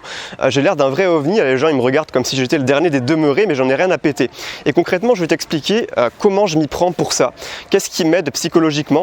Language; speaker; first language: French; native; French